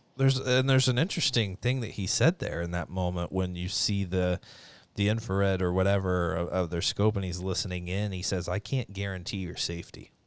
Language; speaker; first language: English; native; English